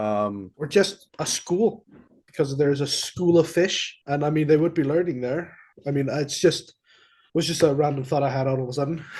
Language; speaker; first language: English; non-native, fluent; Icelandic